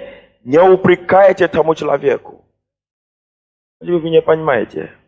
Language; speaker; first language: Russian; non-native, fluent; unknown